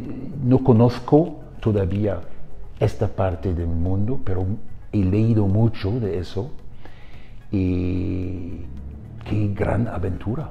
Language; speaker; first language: Spanish; non-native, fluent; German